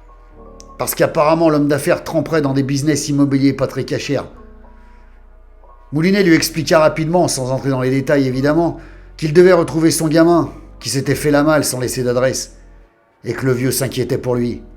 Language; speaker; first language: French; native; French